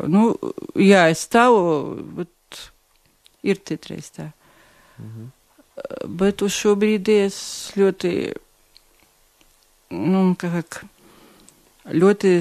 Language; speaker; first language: Latvian; non-native, local second language; Russian